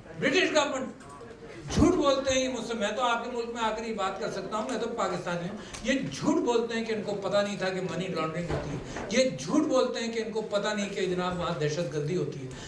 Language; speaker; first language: Urdu; native; Urdu